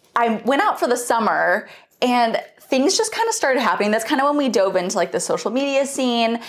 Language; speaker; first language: English; native; English